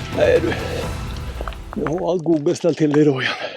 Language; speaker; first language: Swedish; native; Swedish